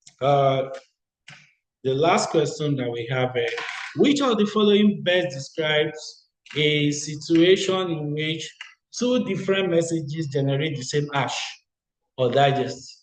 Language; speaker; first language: English; non-native, local second language; Yoruba